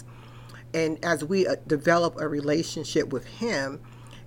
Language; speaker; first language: English; native; English